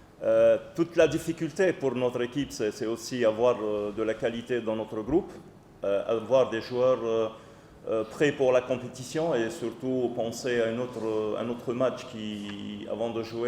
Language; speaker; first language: French; non-native, local second language; Arabic